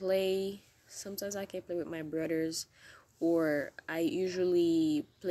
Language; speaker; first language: English; non-native, learner; Haitian Creole